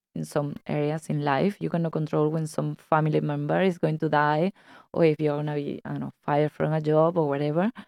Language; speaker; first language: English; non-native, fluent; Spanish